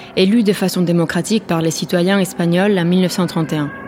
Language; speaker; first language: French; non-native, fluent; Spanish